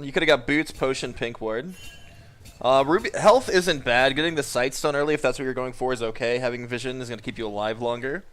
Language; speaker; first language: English; native; English